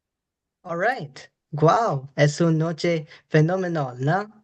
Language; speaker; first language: Spanish; non-native, learner; English